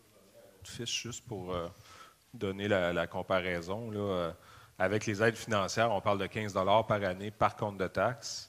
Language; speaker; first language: French; native; French